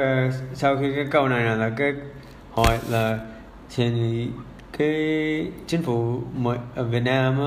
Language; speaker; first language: Vietnamese; early bilingual, heritage; English